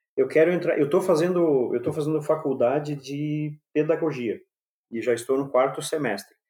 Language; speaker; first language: Portuguese; native; Portuguese